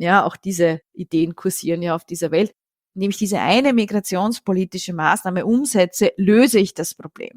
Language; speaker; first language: German; native; German